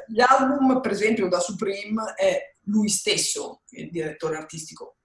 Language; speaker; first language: Italian; native; Italian